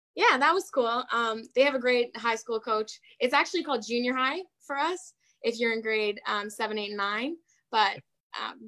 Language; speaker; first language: English; native; English